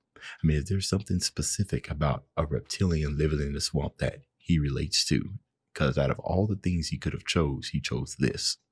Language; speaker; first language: English; native; English